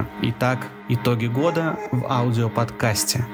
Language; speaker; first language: Russian; native; Russian